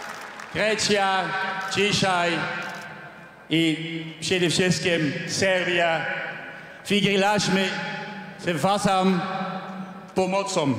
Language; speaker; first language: Polish; non-native, learner; Dutch